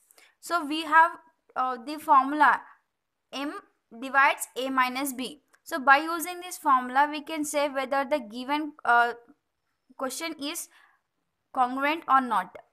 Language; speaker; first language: English; non-native, local second language; Telugu